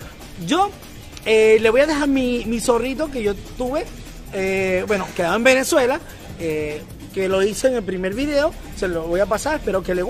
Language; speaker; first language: Spanish; native; Spanish